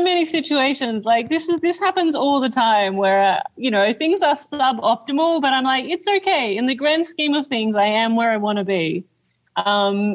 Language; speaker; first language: English; native; English